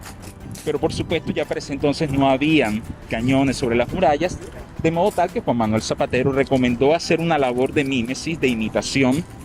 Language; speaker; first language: Spanish; native; Spanish